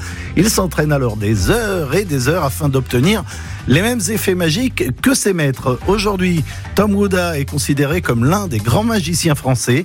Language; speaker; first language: French; native; French